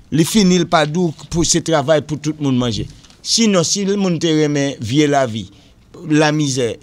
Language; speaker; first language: French; non-native, local second language; Haitian Creole